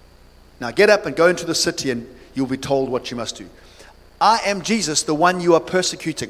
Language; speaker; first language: English; native; English